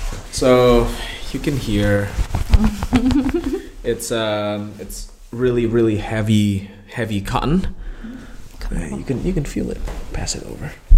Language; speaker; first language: English; non-native, fluent; Vietnamese